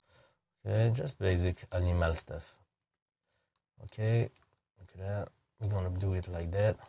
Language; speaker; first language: English; non-native, fluent; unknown